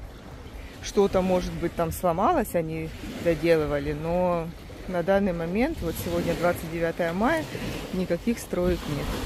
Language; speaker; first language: Russian; native; Russian